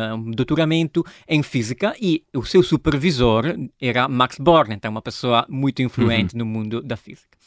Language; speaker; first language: Portuguese; non-native, fluent; Italian